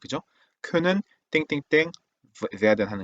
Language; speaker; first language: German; non-native, fluent; Korean